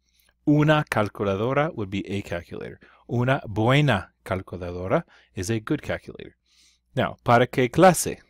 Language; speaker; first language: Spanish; non-native, fluent; English